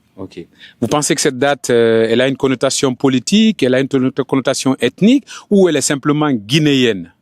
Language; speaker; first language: French; non-native, local second language; Fula